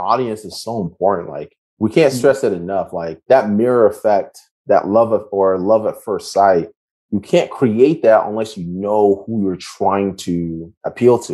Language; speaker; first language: English; native; English